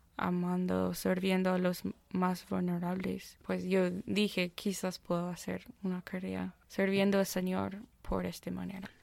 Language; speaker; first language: Spanish; non-native, fluent; English